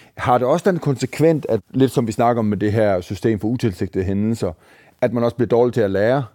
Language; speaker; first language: Danish; native; Danish